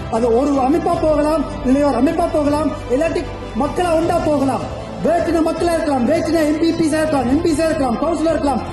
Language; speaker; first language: Tamil; early bilingual, heritage; Tamil